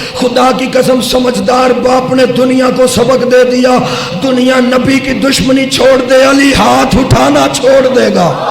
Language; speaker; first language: Urdu; native; Urdu